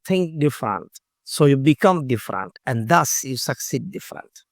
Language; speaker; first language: English; non-native, local second language; Gujarati